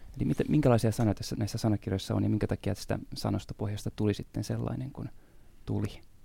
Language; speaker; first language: Finnish; native; Finnish